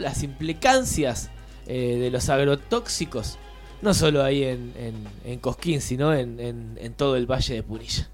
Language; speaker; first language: Spanish; native; Spanish